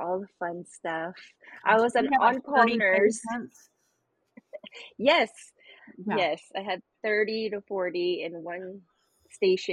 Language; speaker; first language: English; non-native, local second language; Filipino